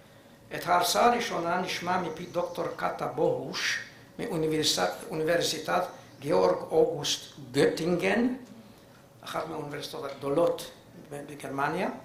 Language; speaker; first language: Hebrew; non-native, fluent; Hungarian